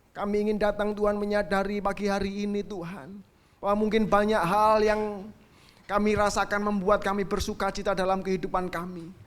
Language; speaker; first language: Indonesian; native; Indonesian